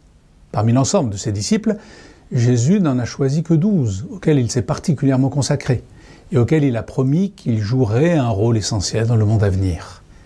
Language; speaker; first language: French; native; French